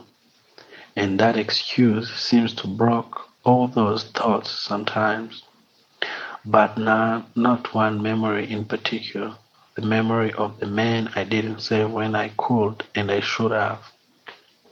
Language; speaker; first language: English; non-native, local second language; Kinyarwanda